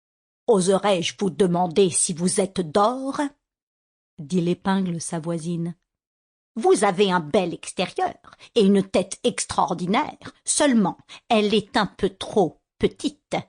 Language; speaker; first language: French; native; French